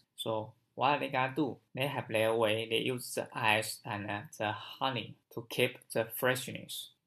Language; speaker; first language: English; non-native, learner; Chinese